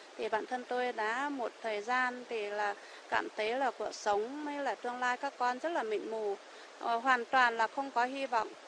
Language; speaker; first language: Vietnamese; non-native, local second language; Iu Mien